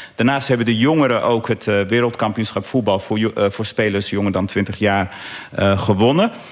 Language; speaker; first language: Dutch; early bilingual, other home language; Arabic